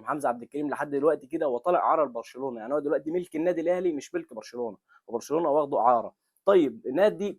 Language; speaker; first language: Arabic; native; Arabic